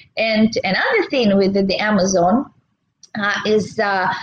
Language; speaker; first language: English; non-native, fluent; Russian